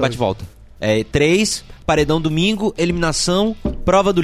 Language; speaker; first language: Portuguese; native; Portuguese